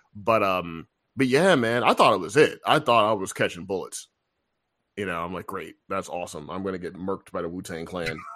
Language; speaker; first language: English; native; English